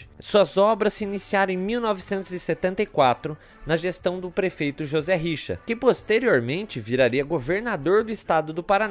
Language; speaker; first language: Portuguese; native; Portuguese